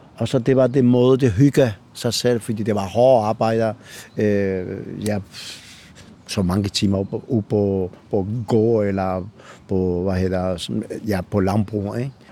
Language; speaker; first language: Danish; non-native, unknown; Spanish